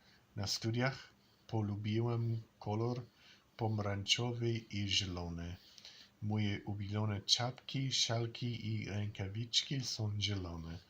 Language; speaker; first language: Polish; non-native, learner; English